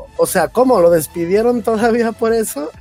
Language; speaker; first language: Spanish; native; Spanish